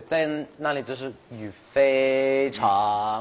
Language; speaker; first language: Chinese; non-native, fluent; Thai